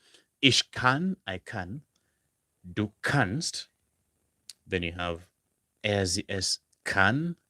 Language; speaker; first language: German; non-native, fluent; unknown